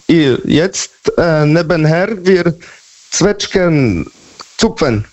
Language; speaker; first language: German; non-native, learner; Polish